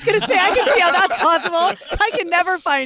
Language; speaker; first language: English; native; English